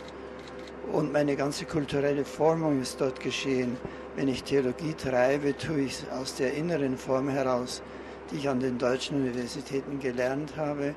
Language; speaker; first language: German; native; German